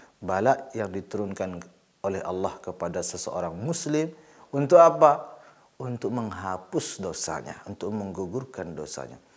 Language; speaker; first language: Malay; non-native, local second language; Sasak